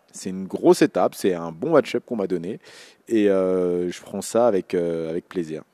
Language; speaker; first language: French; native; French